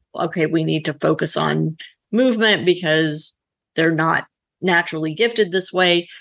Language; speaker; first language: English; native; English